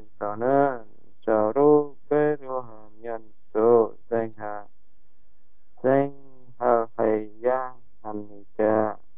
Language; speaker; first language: Korean; non-native, learner; Indonesian